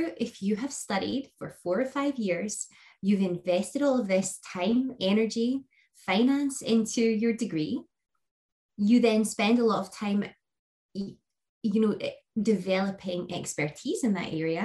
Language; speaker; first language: English; native; English